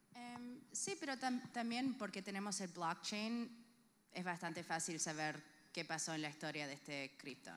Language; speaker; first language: Spanish; early bilingual, heritage; Spanish